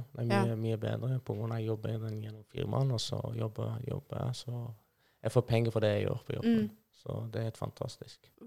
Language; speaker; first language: Norwegian; non-native, fluent; Persian